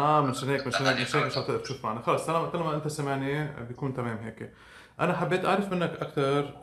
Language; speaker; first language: Arabic; native; Arabic